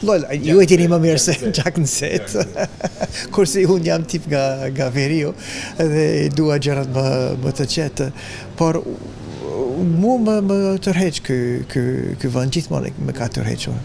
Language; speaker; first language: Albanian; non-native, fluent; English